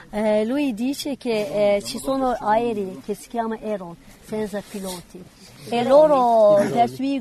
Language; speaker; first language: Italian; non-native, learner; Kurdish